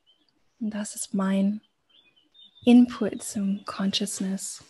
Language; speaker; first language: German; non-native, fluent; English